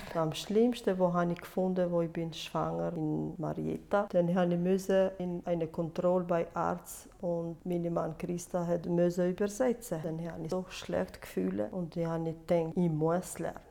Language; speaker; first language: German; non-native, fluent; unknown